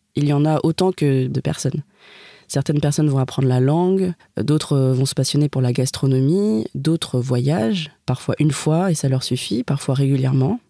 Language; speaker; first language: French; native; French